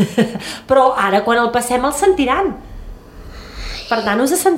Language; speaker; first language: Catalan; native; Catalan